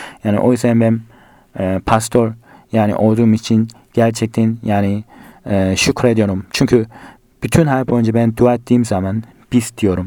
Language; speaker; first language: Turkish; non-native, fluent; Korean